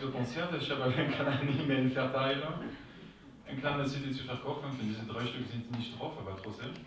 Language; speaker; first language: German; non-native, local second language; French